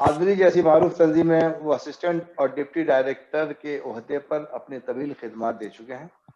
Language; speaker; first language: Urdu; native; Urdu